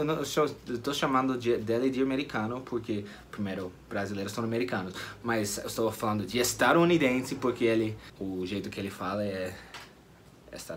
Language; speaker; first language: Portuguese; non-native, fluent; English